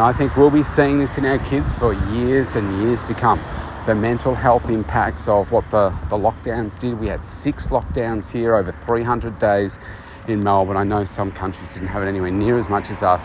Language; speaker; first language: English; native; English